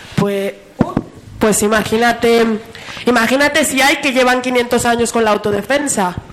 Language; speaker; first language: Spanish; non-native, learner; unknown